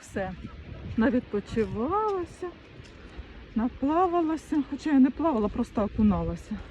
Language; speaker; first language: Ukrainian; non-native, local second language; Russian